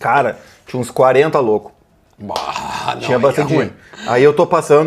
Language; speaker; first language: Portuguese; native; Portuguese